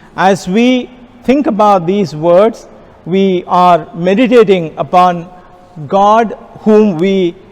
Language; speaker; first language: English; non-native, local second language; Kannada